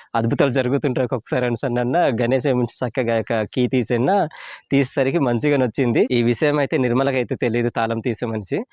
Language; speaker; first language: Telugu; native; Telugu